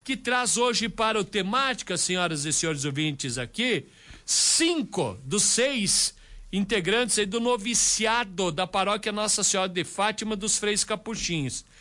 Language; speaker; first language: Portuguese; native; Portuguese